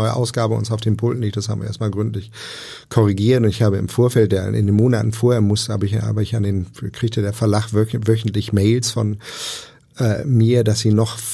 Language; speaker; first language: German; native; German